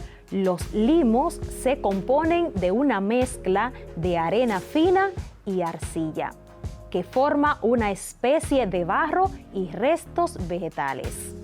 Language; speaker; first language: Spanish; native; Spanish